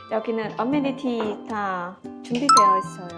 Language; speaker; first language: Korean; non-native, learner; Vietnamese